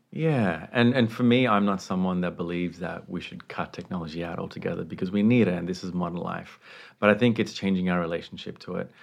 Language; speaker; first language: English; non-native, local second language; Sinhala